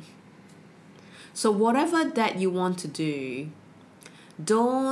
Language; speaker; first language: English; non-native, local second language; Chinese